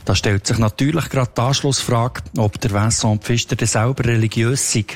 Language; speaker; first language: German; native; German